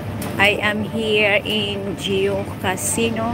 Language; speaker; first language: English; non-native, local second language; Filipino